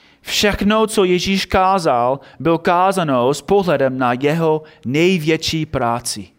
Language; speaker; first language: Czech; non-native, fluent; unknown